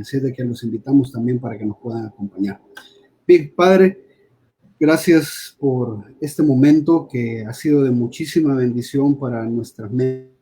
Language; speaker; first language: Spanish; native; Spanish